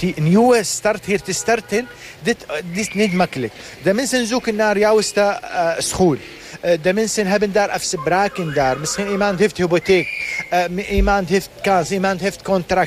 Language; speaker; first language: Dutch; non-native, learner; Arabic